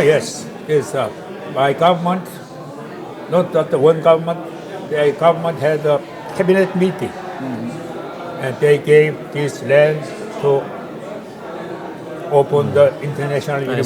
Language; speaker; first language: English; non-native, learner; Korean